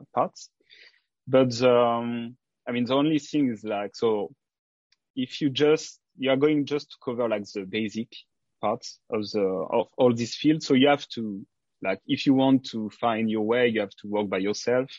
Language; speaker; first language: English; non-native, fluent; French